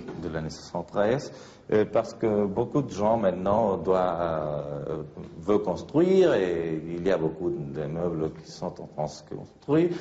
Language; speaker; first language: French; non-native, fluent; Spanish